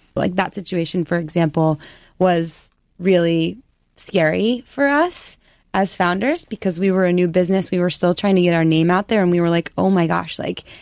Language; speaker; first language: English; native; English